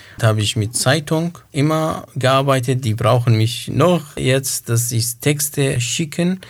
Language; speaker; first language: German; non-native, learner; Kurdish